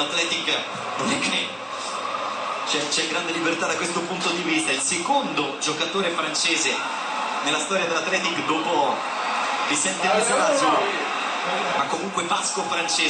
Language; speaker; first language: Italian; native; Italian